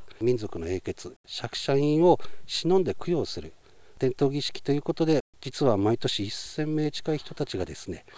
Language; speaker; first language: Japanese; native; Japanese